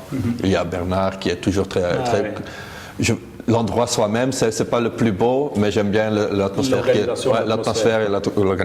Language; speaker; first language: French; non-native, local second language; Dutch